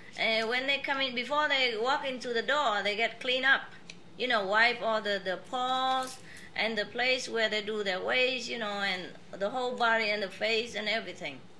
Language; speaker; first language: English; non-native, fluent; Vietnamese